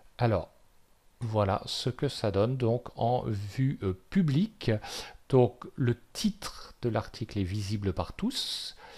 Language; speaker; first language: French; native; French